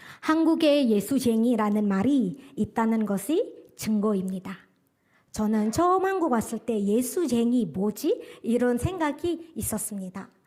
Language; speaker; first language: Korean; non-native, fluent; Indonesian